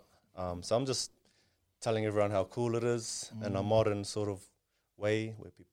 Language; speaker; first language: English; non-native, local second language; Māori